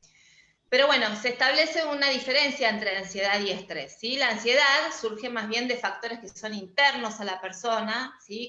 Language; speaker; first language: Spanish; native; Spanish